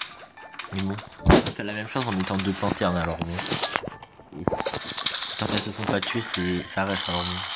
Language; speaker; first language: French; native; French